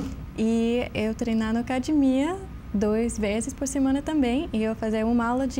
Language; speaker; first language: Portuguese; non-native, learner; English